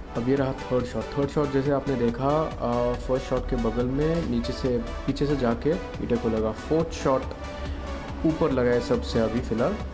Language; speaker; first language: Hindi; non-native, local second language; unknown